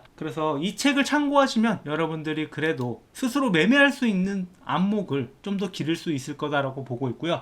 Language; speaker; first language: Korean; native; Korean